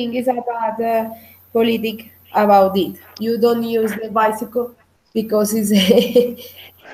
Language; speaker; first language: English; non-native, learner; Spanish